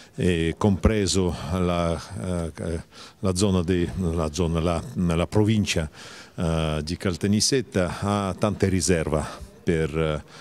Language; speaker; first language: Italian; non-native, fluent; Russian